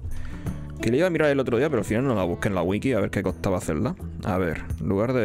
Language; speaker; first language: Spanish; native; Spanish